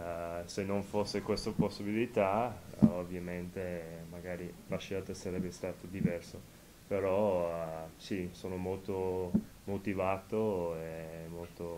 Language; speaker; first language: Italian; non-native, fluent; English